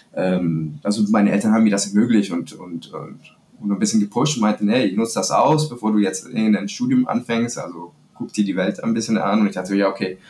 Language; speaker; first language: German; non-native, fluent; Spanish